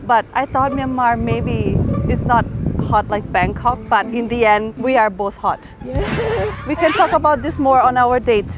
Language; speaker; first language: English; non-native, learner; Thai